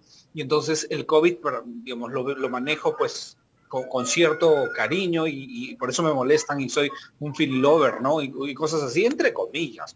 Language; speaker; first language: Spanish; native; Spanish